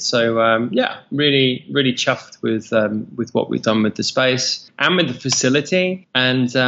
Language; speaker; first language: English; native; English